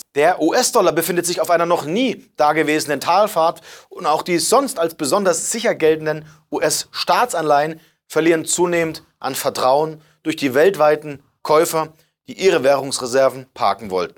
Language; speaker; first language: German; native; German